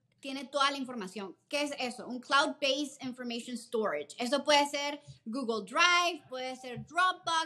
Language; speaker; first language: Spanish; native; Spanish